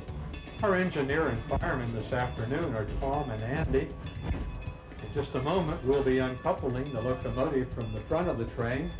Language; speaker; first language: English; native; English